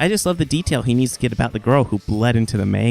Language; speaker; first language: English; native; English